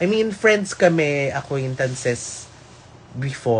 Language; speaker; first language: English; non-native, local second language; Filipino